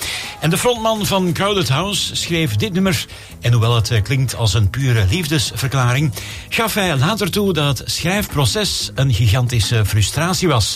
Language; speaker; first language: Dutch; native; Dutch